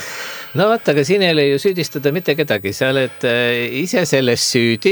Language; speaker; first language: Estonian; native; Estonian